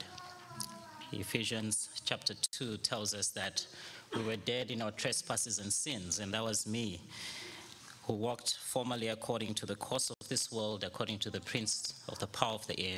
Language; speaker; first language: English; non-native, local second language; Shona